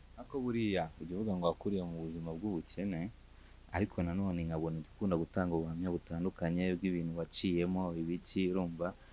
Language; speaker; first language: Kinyarwanda; native; Kinyarwanda